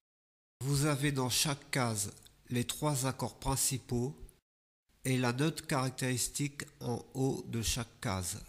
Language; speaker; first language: French; native; French